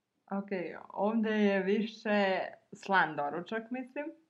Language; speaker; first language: Serbian; native; Serbian